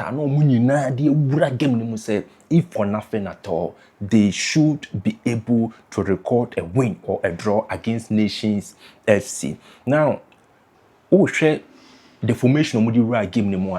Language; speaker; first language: English; non-native, local second language; Akan